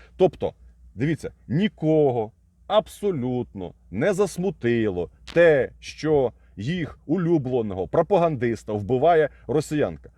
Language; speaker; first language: Ukrainian; non-native, local second language; Russian